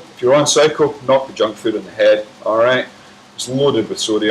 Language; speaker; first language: English; native; English